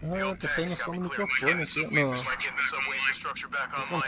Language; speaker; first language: Portuguese; native; Portuguese